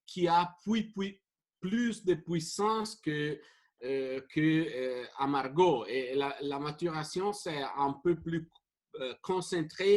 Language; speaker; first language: French; non-native, fluent; Italian